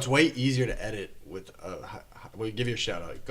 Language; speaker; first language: English; native; English